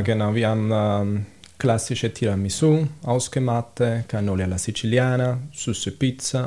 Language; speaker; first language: German; non-native, fluent; Italian